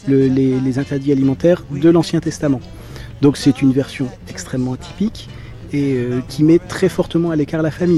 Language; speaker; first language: French; native; French